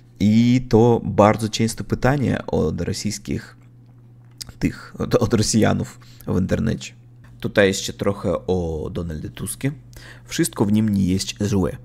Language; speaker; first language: Polish; non-native, learner; Russian